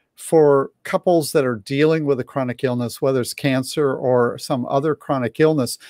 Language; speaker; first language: English; native; English